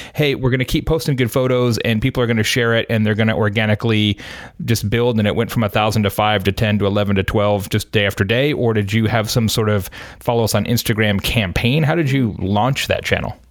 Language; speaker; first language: English; native; English